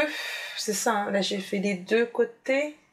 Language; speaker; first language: French; native; French